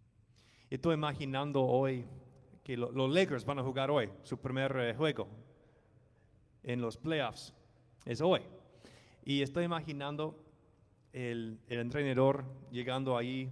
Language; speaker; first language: Spanish; non-native, fluent; English